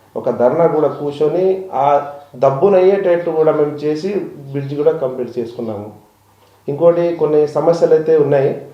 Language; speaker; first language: Telugu; non-native, local second language; Lambadi